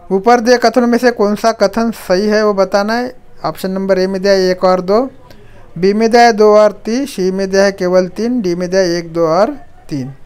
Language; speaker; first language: Hindi; non-native, local second language; Marathi